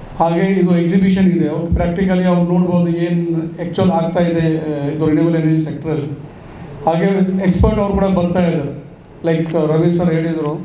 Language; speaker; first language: Kannada; non-native, local second language; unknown